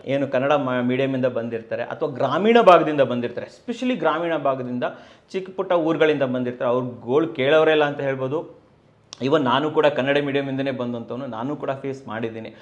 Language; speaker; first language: Kannada; native; Kannada